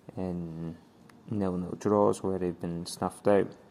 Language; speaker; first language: English; native; English